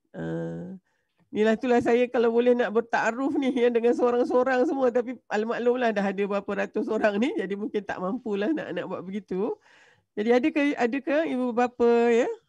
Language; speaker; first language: Malay; native; Malay